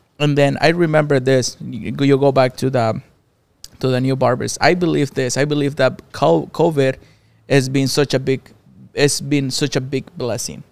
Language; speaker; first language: English; non-native, fluent; Spanish